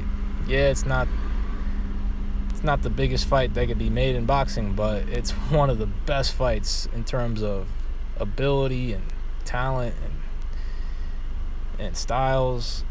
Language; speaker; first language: English; native; English